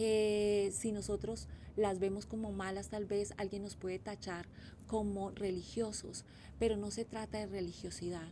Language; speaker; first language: Spanish; native; Spanish